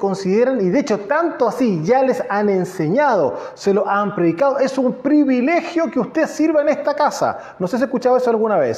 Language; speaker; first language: Spanish; native; Spanish